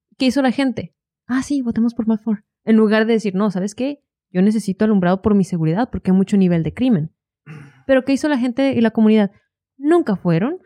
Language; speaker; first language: Spanish; native; Spanish